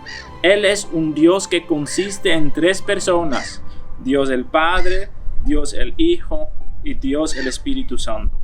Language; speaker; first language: Spanish; non-native, fluent; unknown